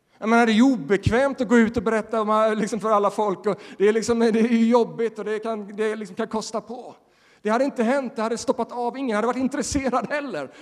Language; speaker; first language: Swedish; native; Swedish